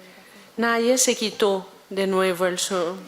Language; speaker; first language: Spanish; non-native, fluent; Portuguese